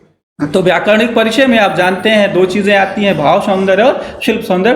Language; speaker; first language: Hindi; native; Hindi